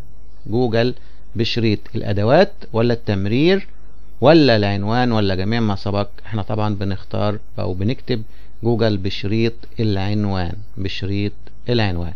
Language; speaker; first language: Arabic; native; Arabic